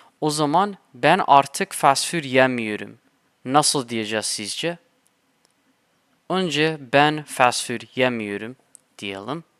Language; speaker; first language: Turkish; non-native, fluent; English